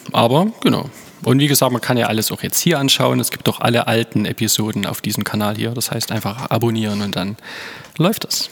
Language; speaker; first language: German; native; German